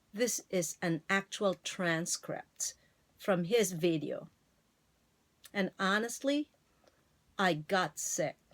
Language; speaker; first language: English; non-native, local second language; Filipino